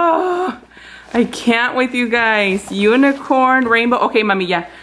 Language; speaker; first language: English; early bilingual, other home language; Spanish